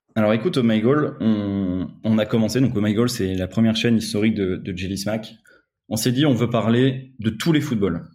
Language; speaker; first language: French; native; French